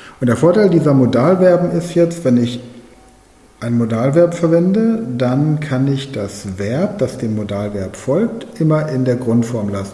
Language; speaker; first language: German; non-native, fluent; Russian